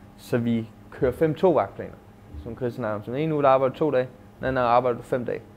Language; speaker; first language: Danish; native; Danish